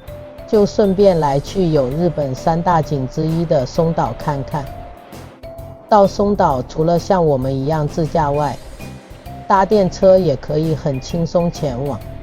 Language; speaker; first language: Chinese; native; Chinese